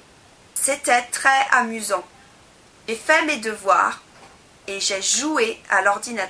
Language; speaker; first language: French; non-native, learner; English